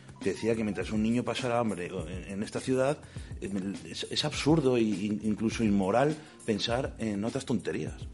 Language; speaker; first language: Spanish; native; Spanish